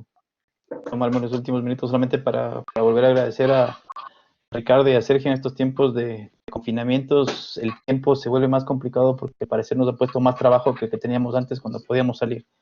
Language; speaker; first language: Spanish; native; Spanish